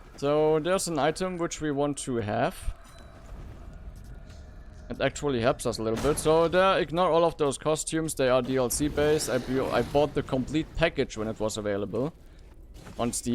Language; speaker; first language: English; non-native, fluent; German